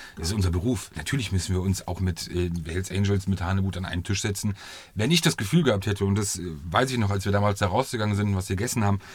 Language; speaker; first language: German; native; German